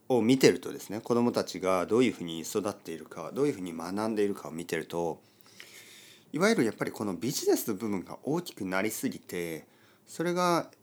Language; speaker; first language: Japanese; native; Japanese